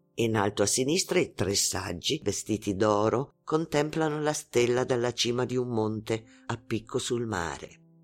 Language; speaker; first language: Italian; non-native, fluent; Arabic